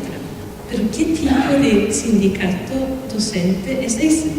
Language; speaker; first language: Spanish; non-native, fluent; Swedish